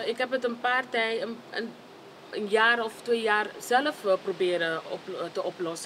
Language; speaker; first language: Dutch; non-native, fluent; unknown